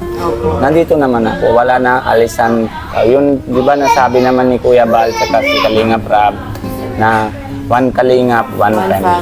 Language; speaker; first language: Filipino; non-native, learner; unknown